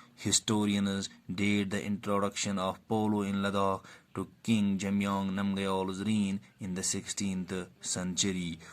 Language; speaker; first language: English; non-native, local second language; Urdu